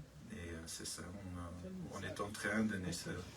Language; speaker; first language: French; non-native, learner; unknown